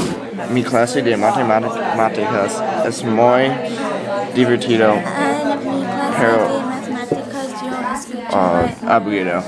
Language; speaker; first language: Spanish; non-native, learner; English